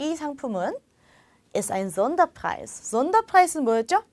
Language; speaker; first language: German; non-native, fluent; Korean